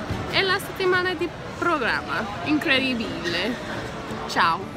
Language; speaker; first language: Italian; non-native, learner; English